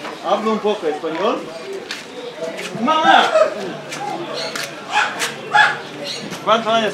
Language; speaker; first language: Spanish; non-native, learner; Serbian